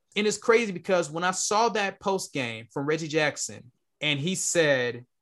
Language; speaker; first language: English; native; English